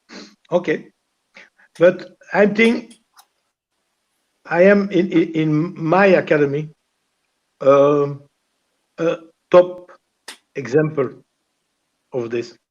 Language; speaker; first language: English; non-native, learner; French